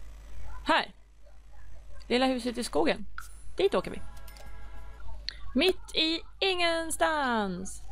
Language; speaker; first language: Swedish; native; Swedish